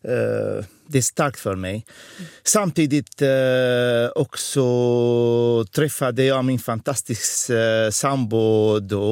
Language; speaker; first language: Swedish; non-native, fluent; Arabic